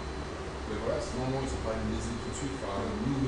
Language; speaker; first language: French; native; French